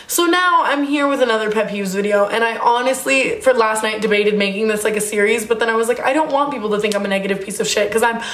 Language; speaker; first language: English; native; English